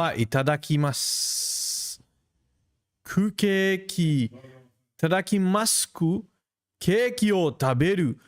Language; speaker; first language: Japanese; non-native, learner; Greek